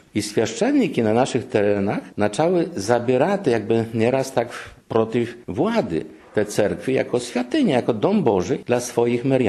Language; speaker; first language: Ukrainian; non-native, fluent; Polish